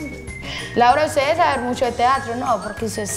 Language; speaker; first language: Spanish; native; Spanish